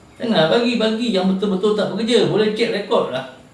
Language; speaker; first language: Malay; native; Malay